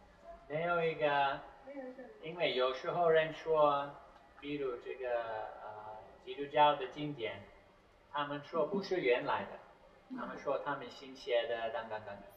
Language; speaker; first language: Chinese; non-native, fluent; English